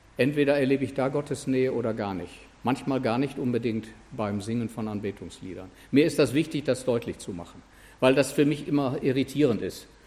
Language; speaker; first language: German; native; German